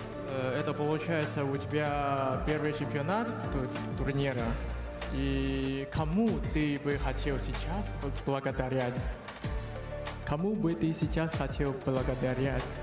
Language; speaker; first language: Russian; non-native, learner; Chinese